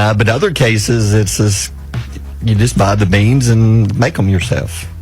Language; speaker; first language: English; native; English